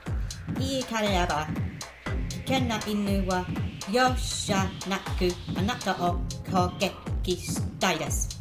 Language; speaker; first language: Japanese; non-native, learner; English